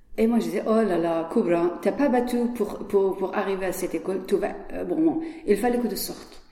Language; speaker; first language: French; non-native, learner; Persian